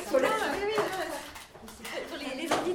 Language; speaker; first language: French; native; French